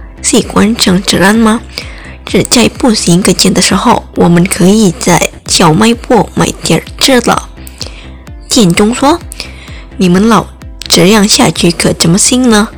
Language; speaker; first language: Chinese; non-native, learner; Indonesian